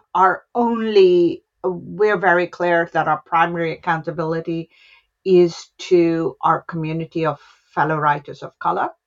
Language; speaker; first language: English; non-native, local second language; Hindi